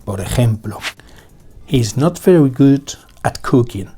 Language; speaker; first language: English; non-native, fluent; Spanish